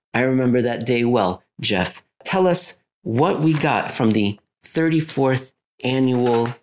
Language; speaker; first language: English; native; English